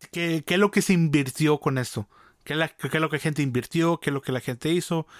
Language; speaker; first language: Spanish; early bilingual, other home language; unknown